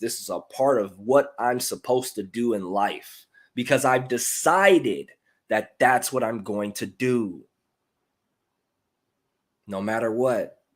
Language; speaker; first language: English; native; English